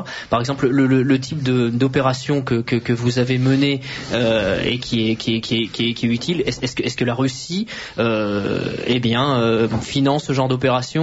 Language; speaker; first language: French; native; French